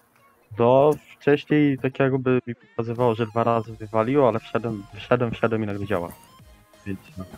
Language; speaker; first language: Polish; native; Polish